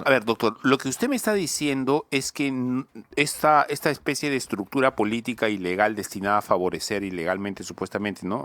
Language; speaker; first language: Spanish; native; Spanish